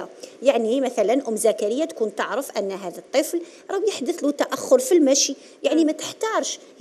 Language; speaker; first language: Arabic; native; Arabic